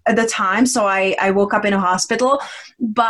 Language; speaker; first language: English; non-native, fluent; Czech